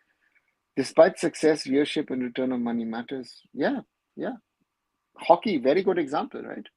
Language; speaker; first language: English; non-native, local second language; Bangla